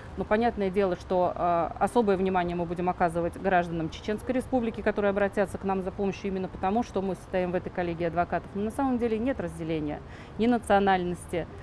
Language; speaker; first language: Russian; native; Russian